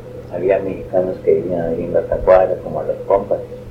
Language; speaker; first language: Spanish; early bilingual, other home language; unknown